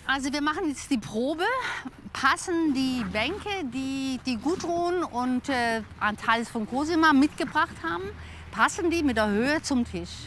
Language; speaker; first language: German; native; German